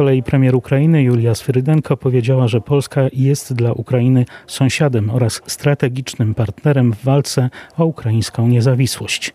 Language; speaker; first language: Polish; native; Polish